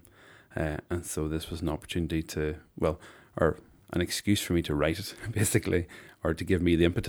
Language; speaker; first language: English; native; English